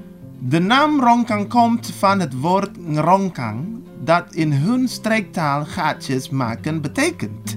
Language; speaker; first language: Dutch; non-native, fluent; Indonesian